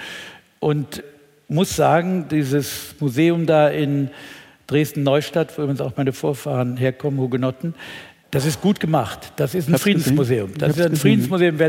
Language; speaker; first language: German; native; German